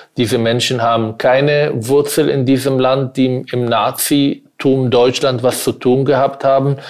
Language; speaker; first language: German; non-native, fluent; Arabic